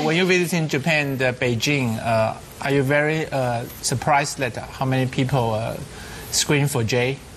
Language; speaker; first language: English; non-native, fluent; Chinese